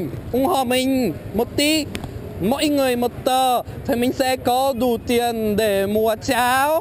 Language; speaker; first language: Vietnamese; non-native, fluent; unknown